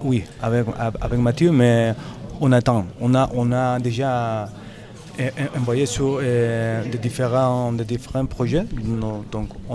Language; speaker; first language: French; non-native, learner; Spanish